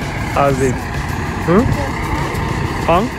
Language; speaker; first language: English; non-native, learner; Japanese